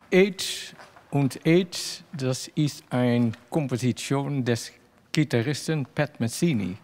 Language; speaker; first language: German; non-native, fluent; Dutch